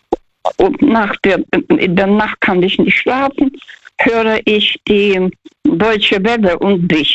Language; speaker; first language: German; non-native, fluent; Russian